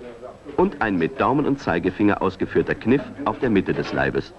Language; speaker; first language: German; native; German